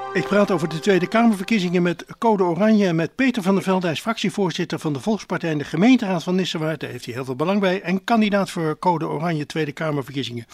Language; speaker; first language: Dutch; native; Dutch